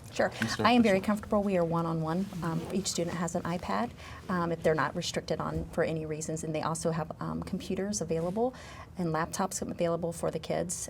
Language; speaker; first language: English; native; English